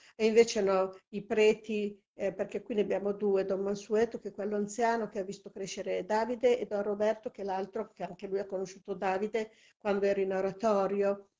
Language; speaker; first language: Italian; native; Italian